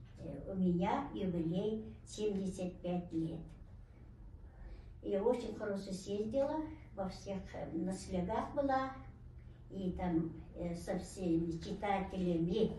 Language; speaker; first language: Russian; non-native, local second language; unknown